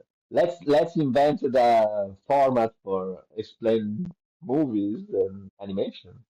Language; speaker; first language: English; non-native, learner; Italian